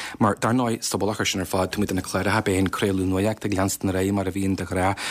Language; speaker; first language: Irish; native; Irish